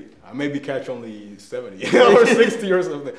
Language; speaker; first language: English; non-native, fluent; Danish